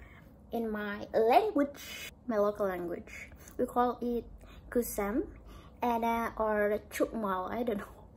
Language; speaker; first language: English; non-native, learner; Indonesian